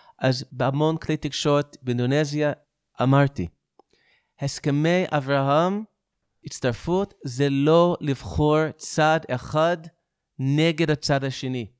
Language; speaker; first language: Hebrew; non-native, fluent; English